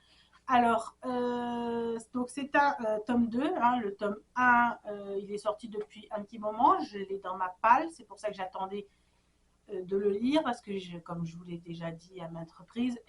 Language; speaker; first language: French; native; French